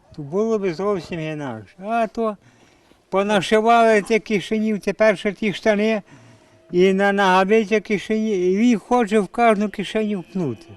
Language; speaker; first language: Ukrainian; native; Ukrainian